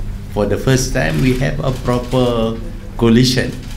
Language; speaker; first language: English; non-native, local second language; Malay